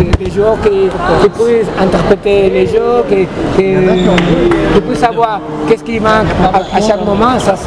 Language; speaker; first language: French; non-native, fluent; Spanish